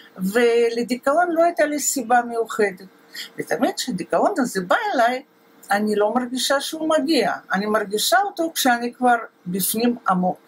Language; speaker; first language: Hebrew; non-native, fluent; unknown